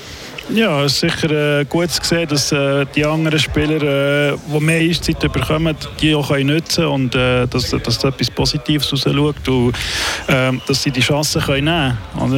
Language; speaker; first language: German; native; German